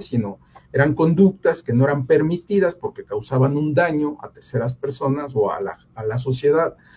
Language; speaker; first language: Spanish; native; Spanish